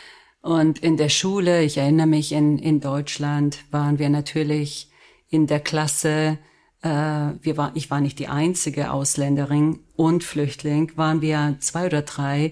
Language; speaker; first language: German; early bilingual, other home language; Spanish